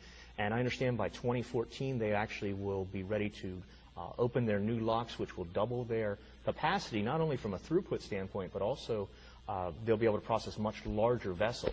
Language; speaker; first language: English; native; English